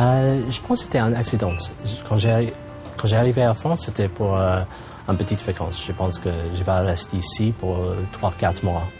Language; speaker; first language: French; non-native, fluent; English